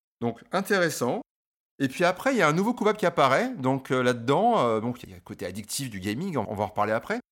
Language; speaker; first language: French; native; French